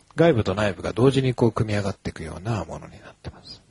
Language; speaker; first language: Japanese; native; Japanese